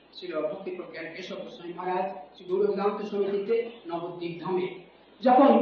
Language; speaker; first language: Bangla; native; Bangla